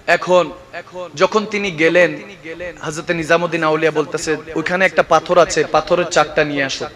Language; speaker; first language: Bangla; early bilingual, other home language; Arabic